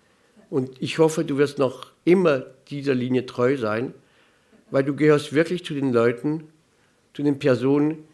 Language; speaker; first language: German; non-native, local second language; French